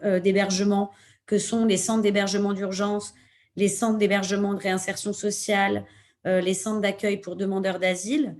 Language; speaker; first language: French; native; French